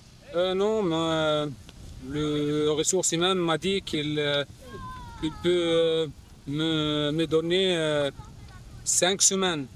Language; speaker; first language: French; non-native, learner; Arabic